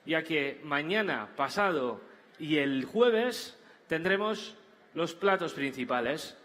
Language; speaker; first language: Spanish; native; Spanish